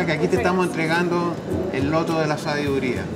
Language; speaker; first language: Spanish; native; Spanish